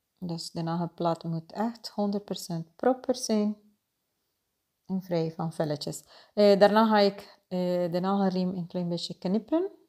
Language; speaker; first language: Dutch; non-native, fluent; Spanish